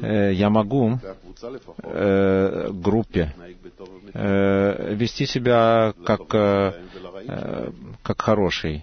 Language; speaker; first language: Russian; non-native, fluent; Hebrew